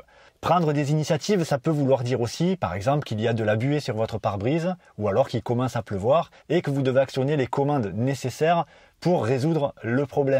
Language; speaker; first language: French; native; French